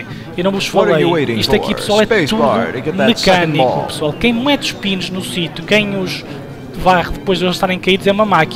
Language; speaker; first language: Portuguese; native; Portuguese